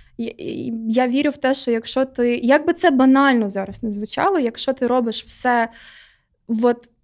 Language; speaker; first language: Ukrainian; non-native, local second language; Russian